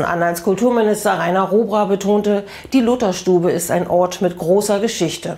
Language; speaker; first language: German; native; German